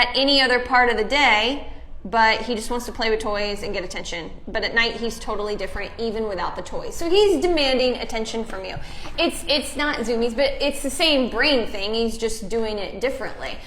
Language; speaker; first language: English; native; English